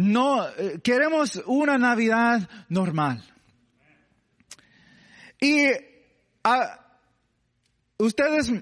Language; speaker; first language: Spanish; non-native, learner; English